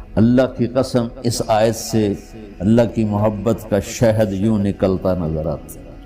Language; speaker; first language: Urdu; non-native, local second language; Punjabi